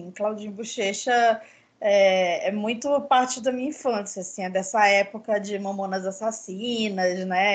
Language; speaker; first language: Portuguese; native; Portuguese